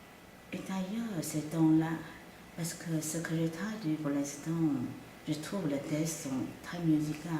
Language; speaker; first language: French; non-native, fluent; Chinese